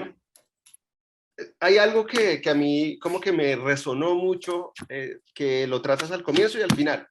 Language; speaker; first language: Spanish; native; Spanish